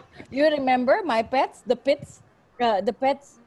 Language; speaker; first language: English; non-native, fluent; Indonesian